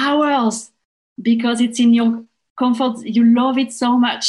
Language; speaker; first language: English; non-native, fluent; French